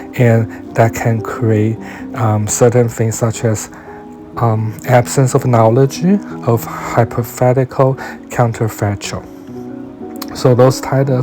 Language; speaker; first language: English; non-native, fluent; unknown